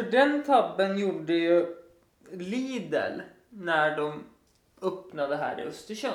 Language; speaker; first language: Swedish; native; Swedish